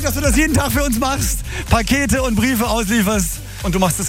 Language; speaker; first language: German; native; German